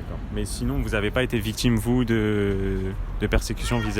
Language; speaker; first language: French; native; French